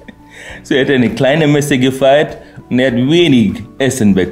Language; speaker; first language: German; non-native, fluent; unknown